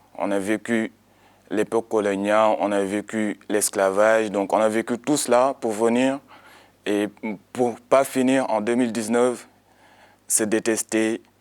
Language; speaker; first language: French; non-native, local second language; Wolof